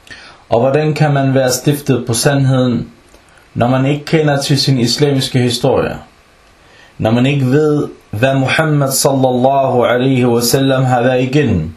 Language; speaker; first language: Danish; early bilingual, other home language; Arabic